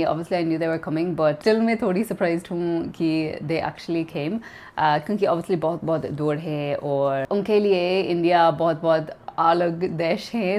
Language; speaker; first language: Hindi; non-native, learner; English